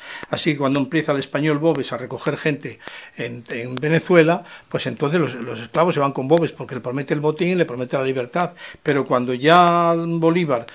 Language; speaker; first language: Spanish; native; Spanish